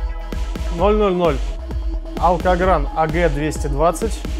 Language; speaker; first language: Russian; native; Russian